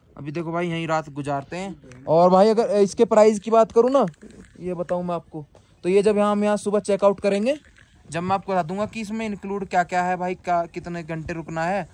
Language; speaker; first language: Hindi; native; Hindi